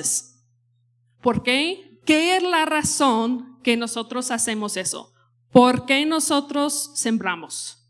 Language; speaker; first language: Spanish; non-native, fluent; English